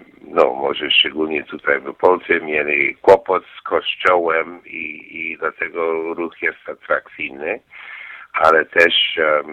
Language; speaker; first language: Polish; non-native, learner; English